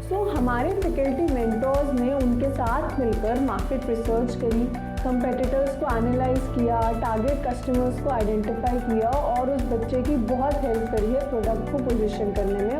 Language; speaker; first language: Hindi; native; Hindi